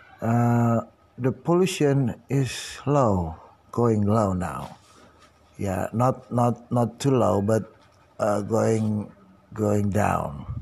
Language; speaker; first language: English; non-native, learner; Indonesian